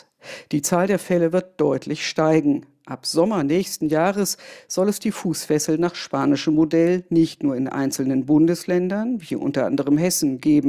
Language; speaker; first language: German; native; German